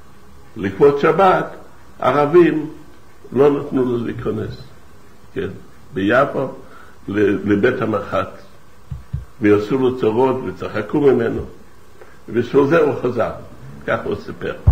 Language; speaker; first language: Hebrew; non-native, fluent; Yiddish